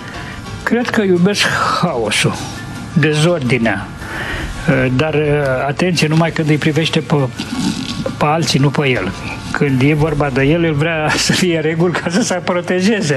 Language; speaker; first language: Romanian; native; Romanian